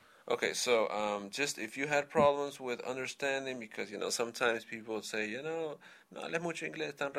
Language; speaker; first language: English; non-native, fluent; Spanish